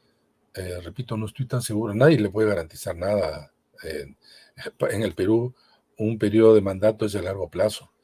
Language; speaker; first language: Spanish; native; Spanish